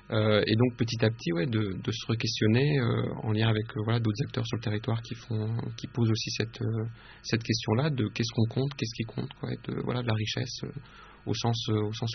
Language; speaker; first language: French; native; French